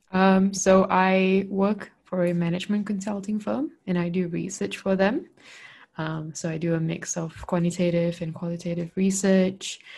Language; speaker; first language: English; non-native, local second language; Malay